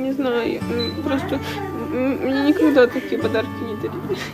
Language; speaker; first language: Russian; native; Russian